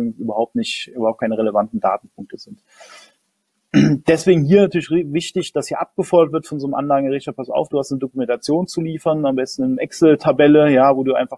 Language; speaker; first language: German; native; German